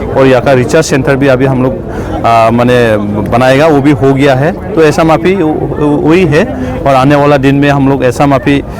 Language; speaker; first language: Hindi; non-native, local second language; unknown